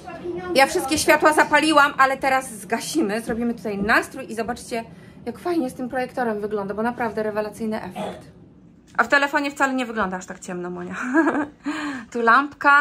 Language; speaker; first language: Polish; native; Polish